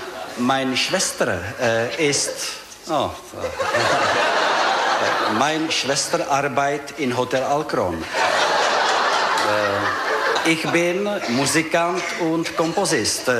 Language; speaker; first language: German; non-native, learner; Czech